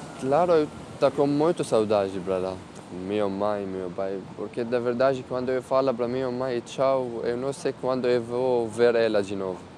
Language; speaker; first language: Portuguese; non-native, learner; Arabic